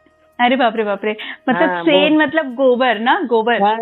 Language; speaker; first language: Hindi; native; Hindi